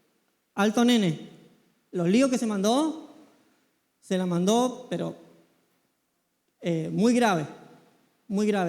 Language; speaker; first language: Spanish; native; Spanish